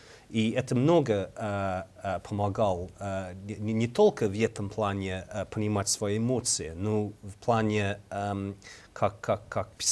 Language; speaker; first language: Russian; non-native, fluent; English